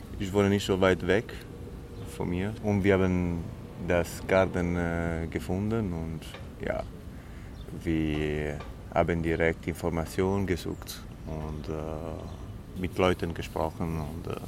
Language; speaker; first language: German; non-native, learner; Italian